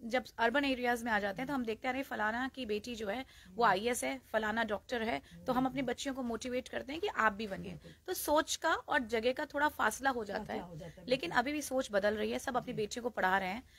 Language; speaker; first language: Hindi; native; Hindi